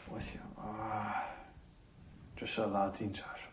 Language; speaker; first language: Chinese; non-native, learner; English